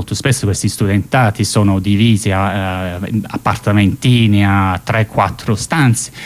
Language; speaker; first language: Italian; non-native, fluent; English